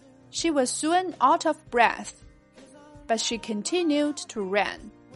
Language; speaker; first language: English; non-native, fluent; Chinese